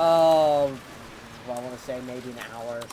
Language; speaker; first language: English; native; English